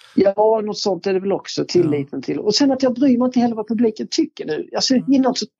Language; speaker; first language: Swedish; native; Swedish